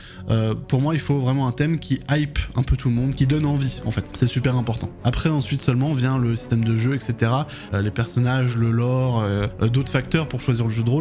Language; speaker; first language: French; native; French